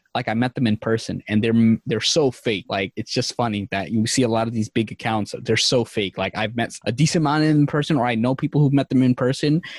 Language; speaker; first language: English; native; English